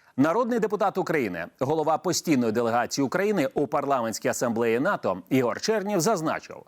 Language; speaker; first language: Ukrainian; native; Ukrainian